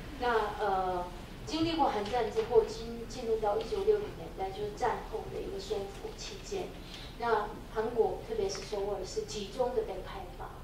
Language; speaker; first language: Chinese; non-native, fluent; Korean